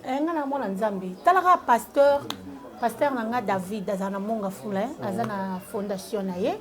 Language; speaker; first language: Lingala; native; Lingala